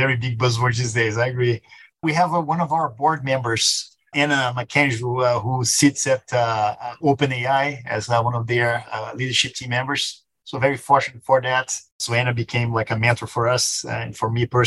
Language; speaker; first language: English; non-native, fluent; Portuguese